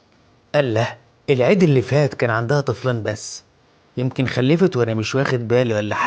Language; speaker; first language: Arabic; native; Arabic